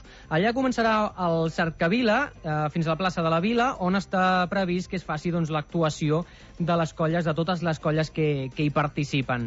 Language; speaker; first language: Catalan; native; Catalan